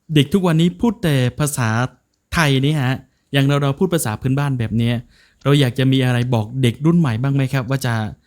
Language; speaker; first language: Thai; non-native, local second language; Northern Khmer